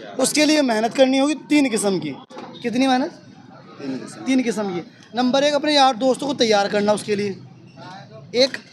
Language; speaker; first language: Hindi; native; Hindi